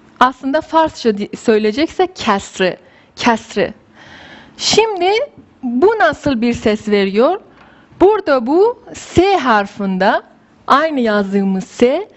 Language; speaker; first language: Turkish; non-native, fluent; Persian